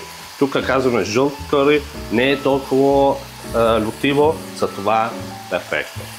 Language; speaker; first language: Bulgarian; non-native, learner; German